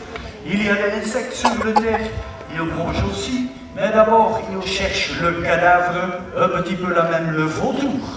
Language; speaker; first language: French; non-native, learner; Dutch